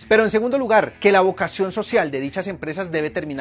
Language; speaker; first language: Spanish; native; Spanish